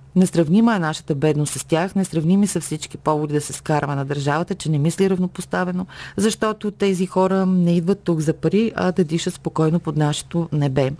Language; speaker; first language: Bulgarian; native; Bulgarian